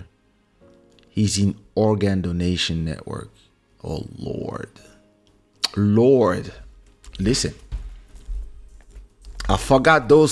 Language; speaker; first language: English; non-native, fluent; French